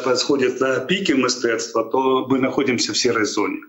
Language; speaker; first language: Ukrainian; native; Ukrainian